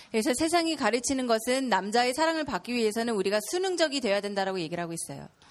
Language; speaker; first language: Korean; native; Korean